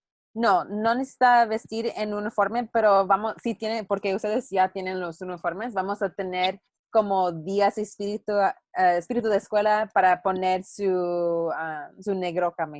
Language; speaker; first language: Spanish; non-native, learner; English